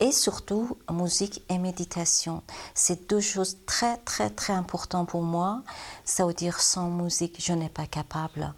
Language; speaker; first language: French; non-native, learner; Persian